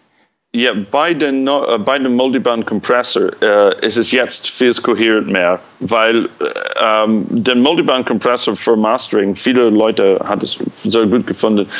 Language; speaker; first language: German; non-native, fluent; English